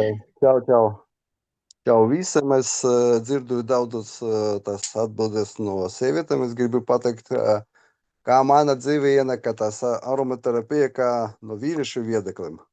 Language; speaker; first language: Latvian; non-native, local second language; Russian